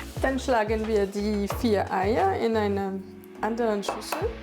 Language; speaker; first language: German; non-native, fluent; French